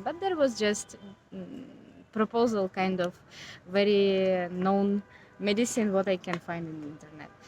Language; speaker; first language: English; non-native, learner; Ukrainian